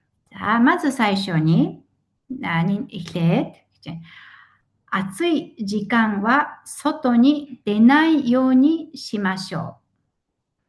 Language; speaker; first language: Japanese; non-native, fluent; Mongolian